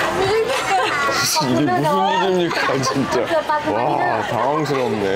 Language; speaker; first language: Korean; native; Korean